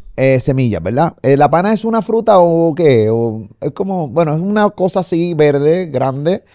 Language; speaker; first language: Spanish; native; Spanish